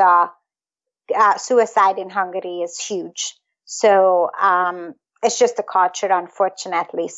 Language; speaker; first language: English; non-native, fluent; Hungarian